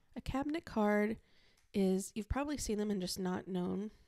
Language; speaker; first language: English; native; English